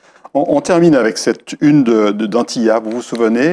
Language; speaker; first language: French; native; French